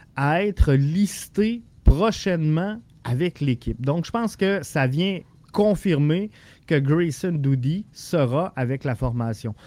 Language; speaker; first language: French; native; French